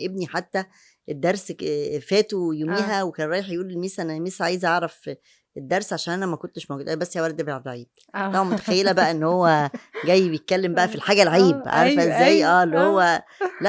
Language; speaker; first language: Arabic; native; Arabic